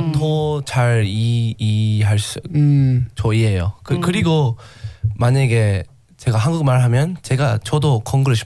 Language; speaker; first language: Korean; non-native, learner; English